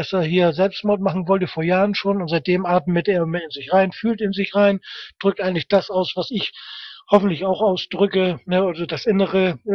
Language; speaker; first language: German; native; German